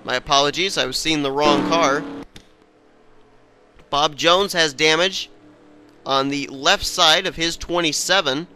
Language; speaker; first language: English; native; English